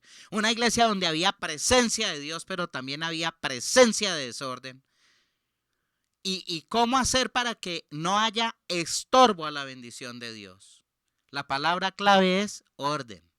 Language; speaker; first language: Spanish; native; Spanish